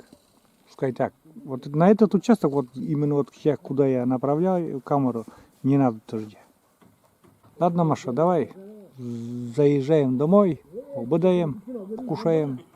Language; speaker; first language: Russian; native; Russian